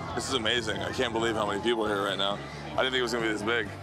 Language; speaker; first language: English; native; English